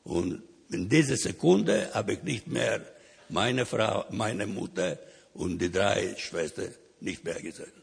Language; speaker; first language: German; non-native, learner; Ladino